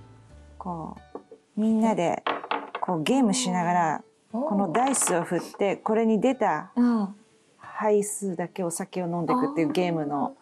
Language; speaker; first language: Japanese; native; Japanese